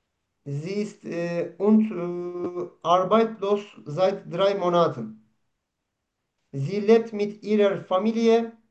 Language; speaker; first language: German; non-native, learner; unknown